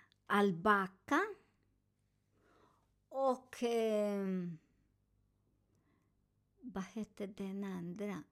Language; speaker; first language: Swedish; non-native, learner; Spanish